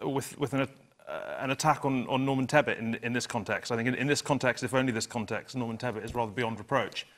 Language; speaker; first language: English; native; English